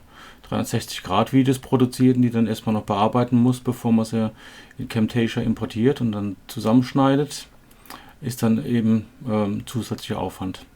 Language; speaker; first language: German; native; German